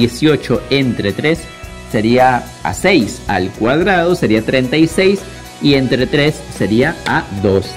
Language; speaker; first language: Spanish; native; Spanish